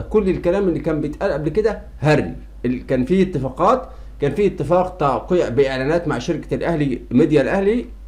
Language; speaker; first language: Arabic; native; Arabic